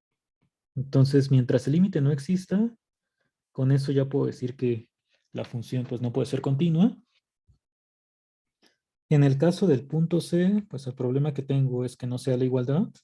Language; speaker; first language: Spanish; native; Spanish